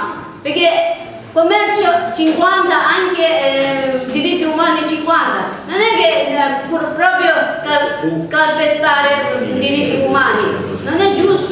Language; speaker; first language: Italian; non-native, learner; Tibetan